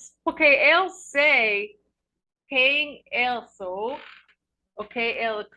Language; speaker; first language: Portuguese; non-native, learner; English